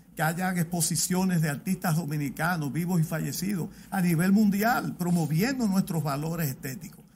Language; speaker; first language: Spanish; native; Spanish